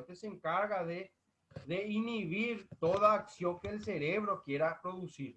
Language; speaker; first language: Spanish; native; Spanish